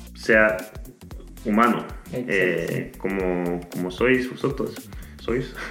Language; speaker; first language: Spanish; non-native, fluent; Danish